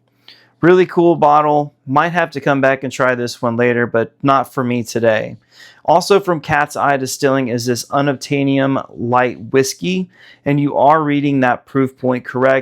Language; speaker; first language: English; native; English